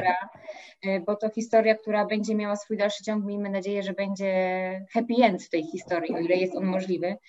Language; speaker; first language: Polish; native; Polish